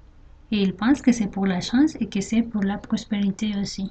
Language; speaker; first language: French; non-native, learner; Spanish